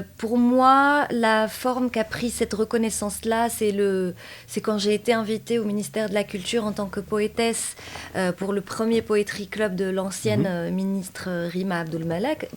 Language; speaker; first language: French; non-native, local second language; Arabic